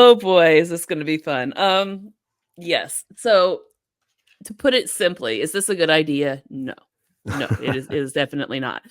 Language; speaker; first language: English; native; English